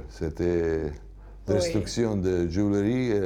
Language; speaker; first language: French; non-native, learner; Serbian